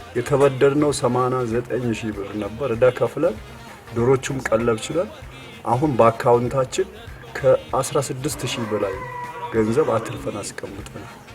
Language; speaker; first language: Amharic; non-native, local second language; Sebat Bet Gurage